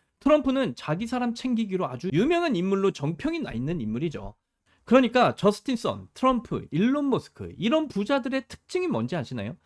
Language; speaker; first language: Korean; native; Korean